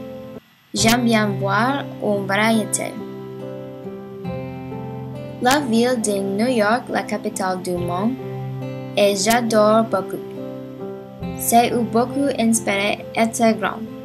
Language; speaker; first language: French; non-native, learner; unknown